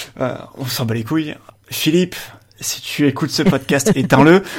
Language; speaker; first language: French; native; French